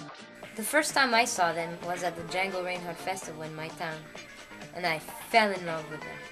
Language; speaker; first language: English; non-native, fluent; French